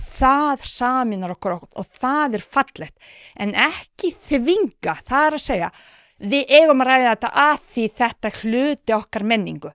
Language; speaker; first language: Icelandic; non-native, fluent; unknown